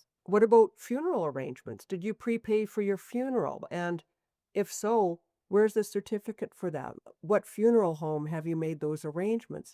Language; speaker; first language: English; native; English